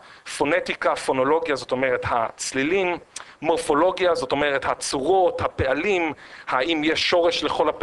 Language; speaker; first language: Hebrew; native; Hebrew